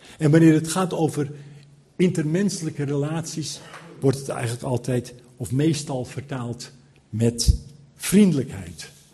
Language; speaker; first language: Dutch; native; Dutch